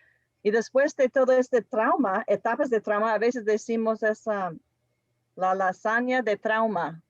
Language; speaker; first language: Spanish; non-native, fluent; English